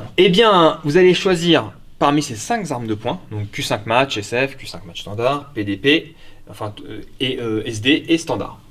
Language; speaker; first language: French; native; French